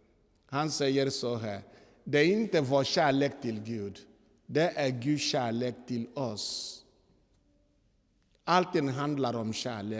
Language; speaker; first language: Swedish; non-native, fluent; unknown